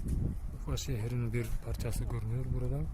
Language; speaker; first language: Turkish; non-native, learner; Bashkir